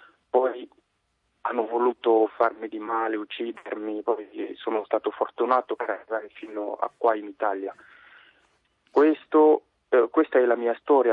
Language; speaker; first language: Italian; non-native, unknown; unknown